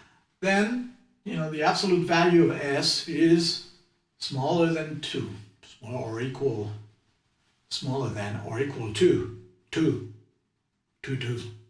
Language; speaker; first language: English; non-native, fluent; French